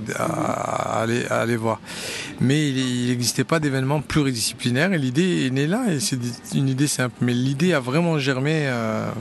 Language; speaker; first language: French; native; French